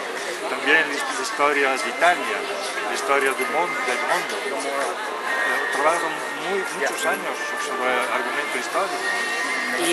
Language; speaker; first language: Spanish; non-native, learner; Italian